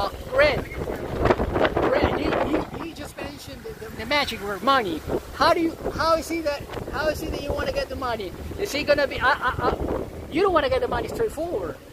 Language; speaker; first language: English; non-native, fluent; Spanish